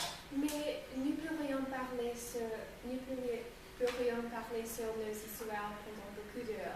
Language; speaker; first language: French; non-native, learner; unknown